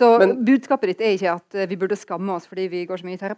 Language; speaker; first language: Norwegian; native; Norwegian